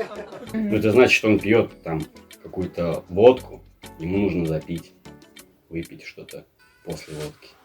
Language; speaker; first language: Russian; native; Russian